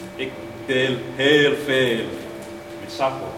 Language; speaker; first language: Dutch; non-native, fluent; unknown